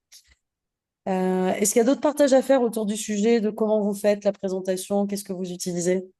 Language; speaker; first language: French; native; French